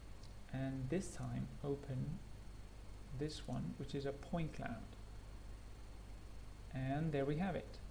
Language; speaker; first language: English; non-native, fluent; Spanish